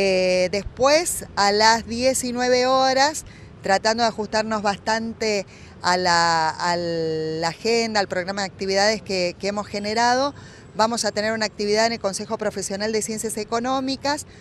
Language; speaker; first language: Spanish; native; Spanish